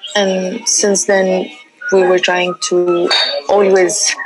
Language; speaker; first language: English; non-native, fluent; Central Atlas Tamazight